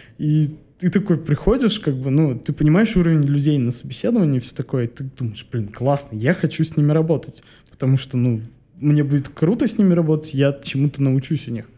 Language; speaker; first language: Russian; native; Russian